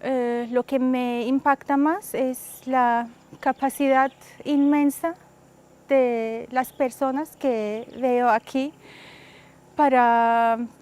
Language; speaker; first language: Spanish; non-native, fluent; Turkish